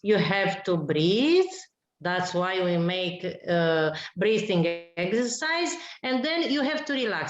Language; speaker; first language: English; non-native, learner; Romanian